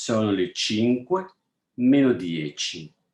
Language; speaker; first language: Italian; non-native, fluent; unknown